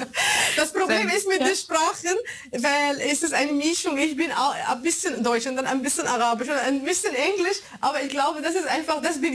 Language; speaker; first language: German; non-native, fluent; Arabic